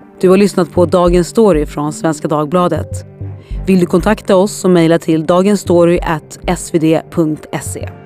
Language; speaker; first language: Swedish; native; Swedish